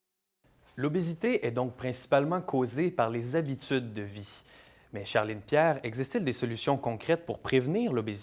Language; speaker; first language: French; native; French